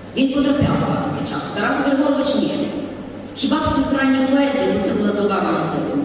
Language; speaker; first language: Ukrainian; native; Ukrainian